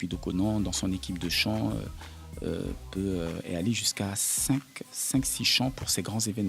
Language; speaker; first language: French; native; French